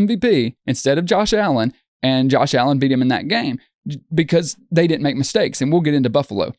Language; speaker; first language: English; native; English